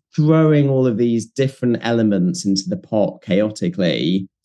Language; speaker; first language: English; native; English